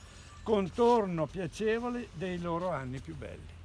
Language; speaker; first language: Italian; native; Italian